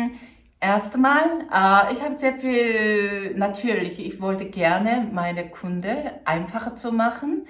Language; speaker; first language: German; non-native, fluent; Korean